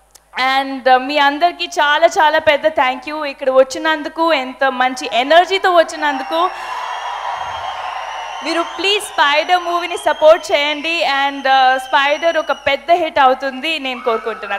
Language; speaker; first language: Telugu; non-native, fluent; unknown